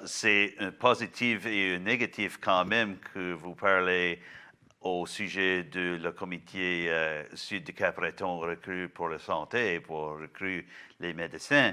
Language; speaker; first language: French; non-native, local second language; English